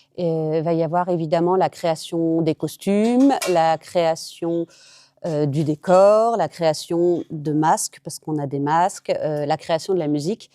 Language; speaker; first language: French; native; French